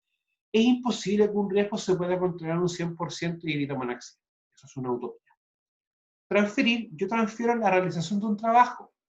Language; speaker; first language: Spanish; native; Spanish